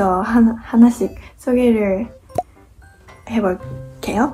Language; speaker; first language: Korean; non-native, fluent; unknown